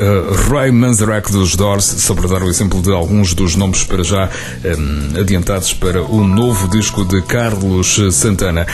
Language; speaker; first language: Portuguese; native; Portuguese